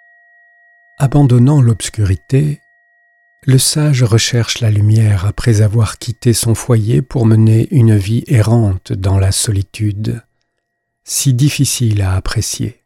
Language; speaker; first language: French; native; French